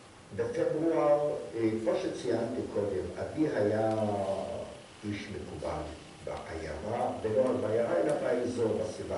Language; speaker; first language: Hebrew; non-native, fluent; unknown